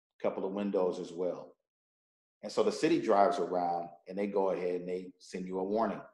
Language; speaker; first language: English; native; English